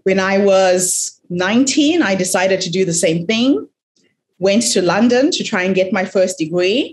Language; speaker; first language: English; non-native, local second language; Shona